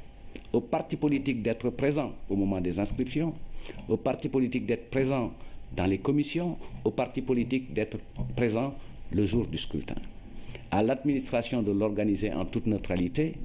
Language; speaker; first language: French; non-native, local second language; Wolof